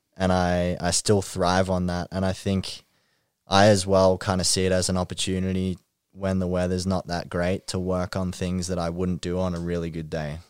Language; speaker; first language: English; native; English